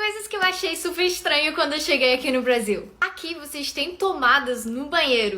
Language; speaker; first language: Portuguese; non-native, fluent; English